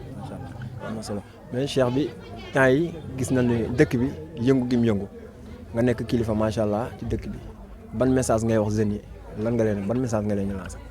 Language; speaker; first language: Wolof; native; Wolof